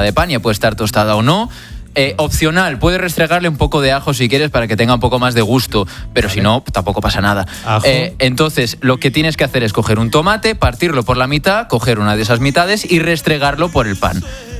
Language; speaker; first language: Spanish; native; Spanish